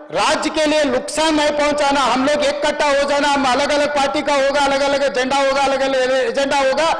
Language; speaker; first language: Hindi; non-native, local second language; Telugu